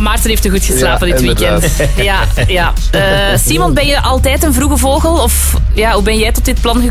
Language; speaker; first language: Dutch; native; Dutch